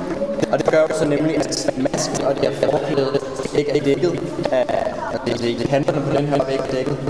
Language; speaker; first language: Danish; native; Danish